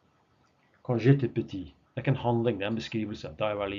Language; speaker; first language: Norwegian; non-native, fluent; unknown